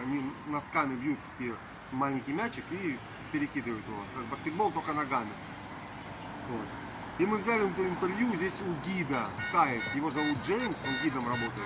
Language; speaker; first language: Russian; native; Russian